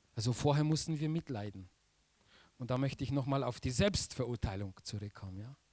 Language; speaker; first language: German; non-native, fluent; Polish